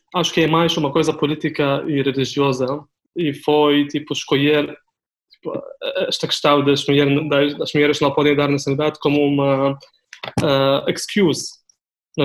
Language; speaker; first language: Portuguese; non-native, fluent; Arabic